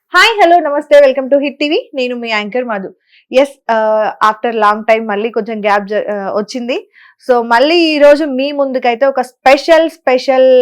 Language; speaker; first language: Telugu; native; Telugu